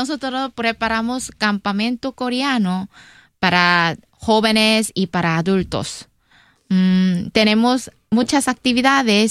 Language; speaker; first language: Spanish; non-native, learner; Korean